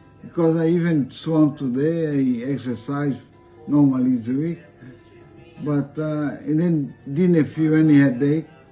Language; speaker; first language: English; non-native, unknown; Portuguese